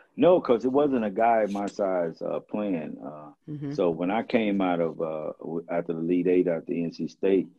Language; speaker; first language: English; native; English